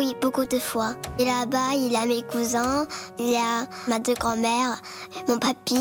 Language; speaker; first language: French; early bilingual, other home language; Chinese